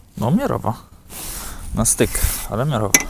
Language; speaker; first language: Polish; native; Polish